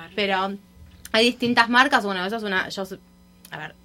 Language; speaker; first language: Spanish; native; Spanish